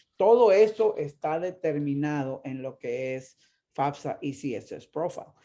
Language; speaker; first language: Spanish; native; Spanish